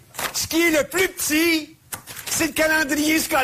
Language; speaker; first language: French; native; French